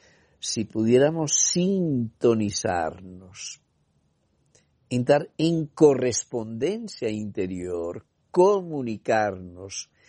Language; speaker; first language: Spanish; native; Spanish